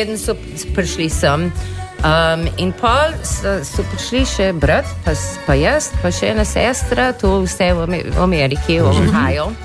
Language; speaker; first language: Slovenian; early bilingual, heritage; Slovenian